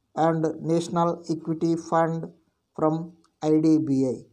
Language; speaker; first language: English; non-native, local second language; Telugu